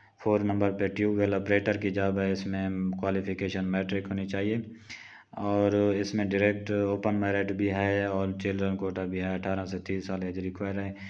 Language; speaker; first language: Urdu; non-native, local second language; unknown